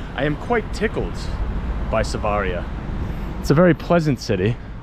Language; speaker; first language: English; native; English